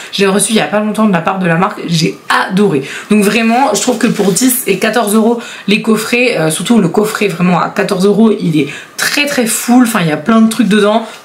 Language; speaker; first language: French; native; French